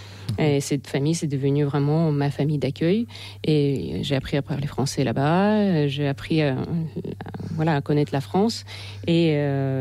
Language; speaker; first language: French; non-native, fluent; Russian